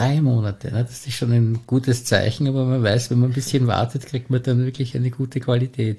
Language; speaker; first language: German; native; German